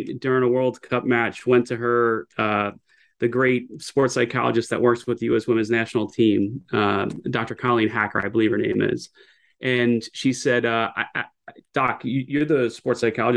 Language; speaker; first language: English; native; English